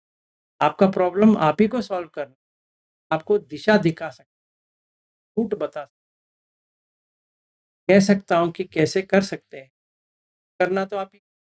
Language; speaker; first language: Hindi; native; Hindi